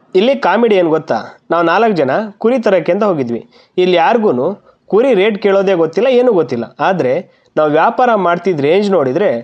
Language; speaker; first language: Kannada; non-native, local second language; Lambadi